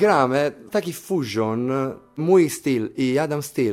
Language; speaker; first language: Polish; non-native, learner; Italian